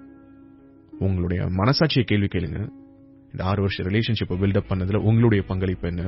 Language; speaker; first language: Tamil; native; Tamil